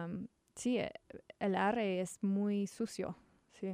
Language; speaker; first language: Spanish; non-native, learner; English